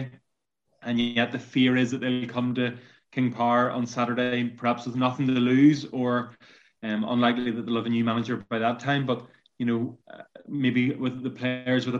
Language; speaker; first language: English; native; English